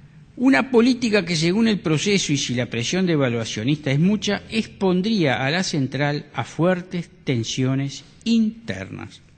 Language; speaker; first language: Spanish; native; Spanish